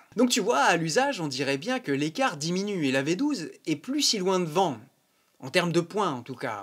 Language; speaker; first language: French; native; French